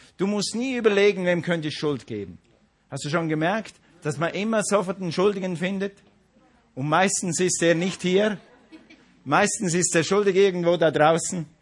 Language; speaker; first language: German; non-native, fluent; English